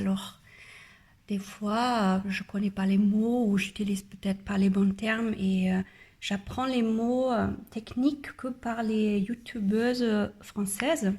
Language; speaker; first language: French; non-native, learner; German